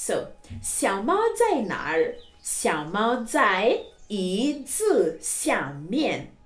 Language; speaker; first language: Chinese; non-native, fluent; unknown